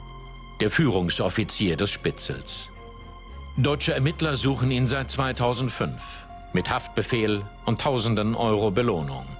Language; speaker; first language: German; native; German